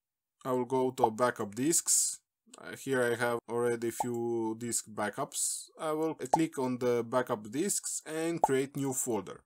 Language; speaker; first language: English; non-native, fluent; Slovenian